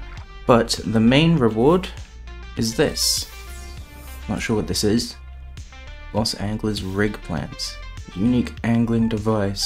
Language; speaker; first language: English; native; English